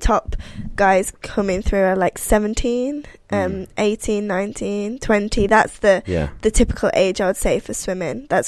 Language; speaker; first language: English; native; English